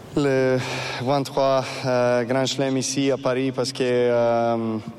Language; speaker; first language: French; non-native, learner; Serbian